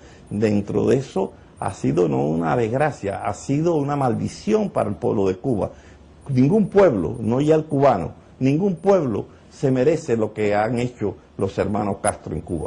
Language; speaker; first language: Spanish; native; Spanish